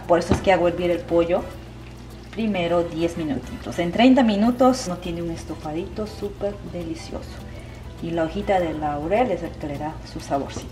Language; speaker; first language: Spanish; native; Spanish